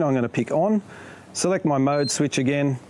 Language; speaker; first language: English; native; English